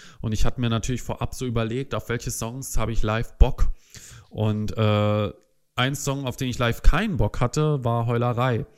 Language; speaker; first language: German; native; German